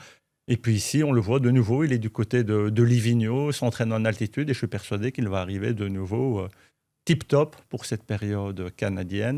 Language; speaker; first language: French; native; French